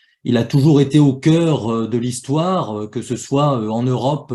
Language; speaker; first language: French; native; French